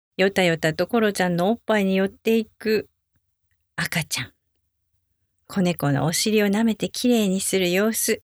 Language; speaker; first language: Japanese; native; Japanese